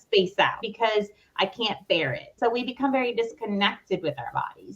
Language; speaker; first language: English; native; English